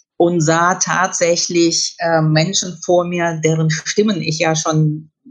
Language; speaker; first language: German; early bilingual, other home language; Russian